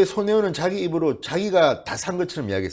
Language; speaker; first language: Korean; native; Korean